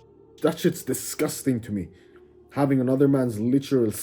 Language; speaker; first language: English; native; English